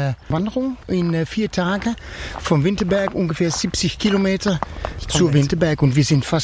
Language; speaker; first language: German; non-native, learner; Dutch